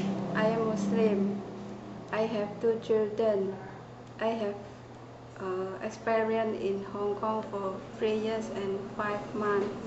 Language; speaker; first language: English; non-native, learner; Indonesian